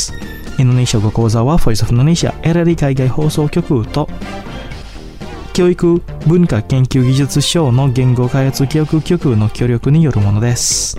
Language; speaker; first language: Japanese; non-native, fluent; Indonesian